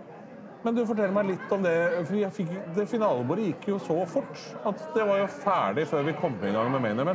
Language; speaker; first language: Norwegian; native; Norwegian